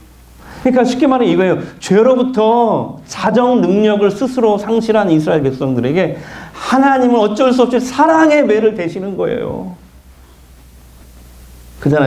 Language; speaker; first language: Korean; native; Korean